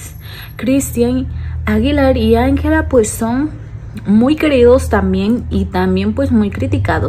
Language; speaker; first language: Spanish; native; Spanish